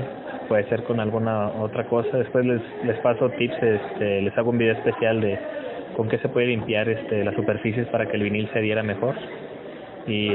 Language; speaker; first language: Spanish; native; Spanish